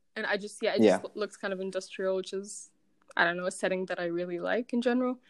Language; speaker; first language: English; non-native, fluent; Arabic